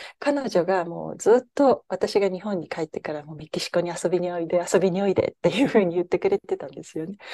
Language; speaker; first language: Japanese; native; Japanese